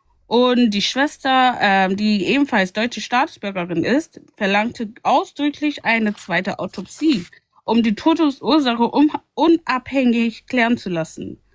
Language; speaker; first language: German; native; German